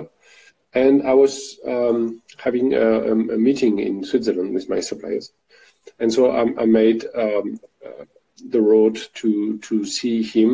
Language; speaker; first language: English; non-native, fluent; French